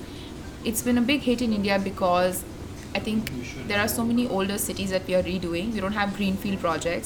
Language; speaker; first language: English; non-native, local second language; Hindi